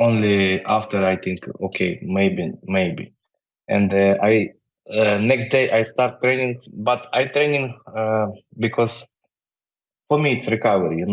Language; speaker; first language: English; non-native, learner; Ukrainian